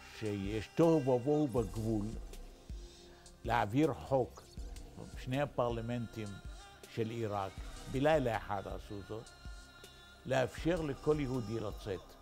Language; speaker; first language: Hebrew; non-native, fluent; Arabic